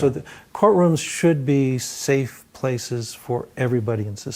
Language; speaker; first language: English; native; English